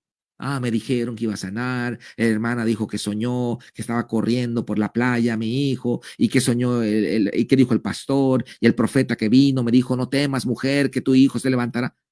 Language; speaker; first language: Spanish; native; Spanish